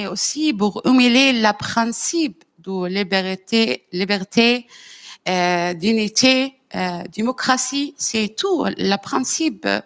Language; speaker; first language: French; non-native, learner; Arabic